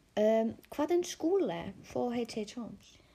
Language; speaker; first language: Icelandic; non-native, learner; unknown